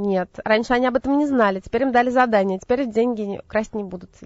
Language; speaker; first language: Russian; native; Russian